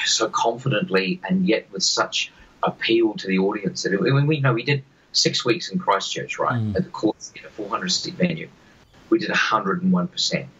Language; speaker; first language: English; native; English